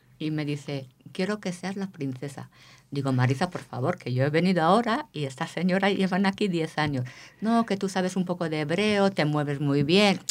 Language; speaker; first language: Spanish; native; Spanish